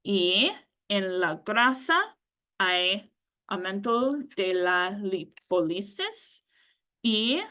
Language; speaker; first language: Spanish; non-native, learner; English